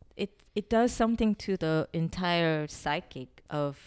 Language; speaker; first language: English; non-native, fluent; Korean